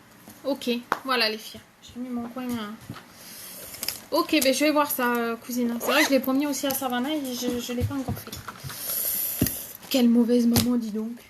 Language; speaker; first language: French; native; French